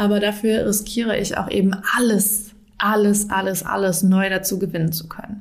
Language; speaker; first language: German; native; German